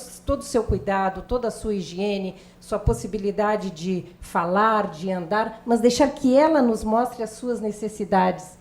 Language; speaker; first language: Portuguese; native; Portuguese